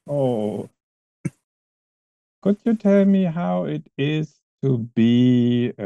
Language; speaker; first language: English; non-native, fluent; German